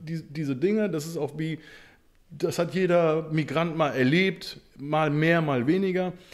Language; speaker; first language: German; native; German